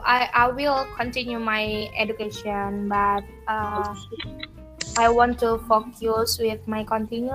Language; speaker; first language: English; non-native, learner; Indonesian